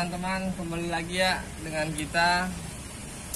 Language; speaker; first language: Indonesian; native; Indonesian